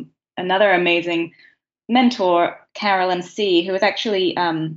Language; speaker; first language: English; native; English